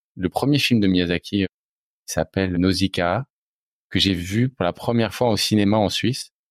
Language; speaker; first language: French; native; French